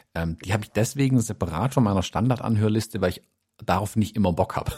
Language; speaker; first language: German; non-native, fluent; English